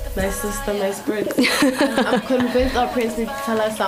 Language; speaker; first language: English; non-native, local second language; Zulu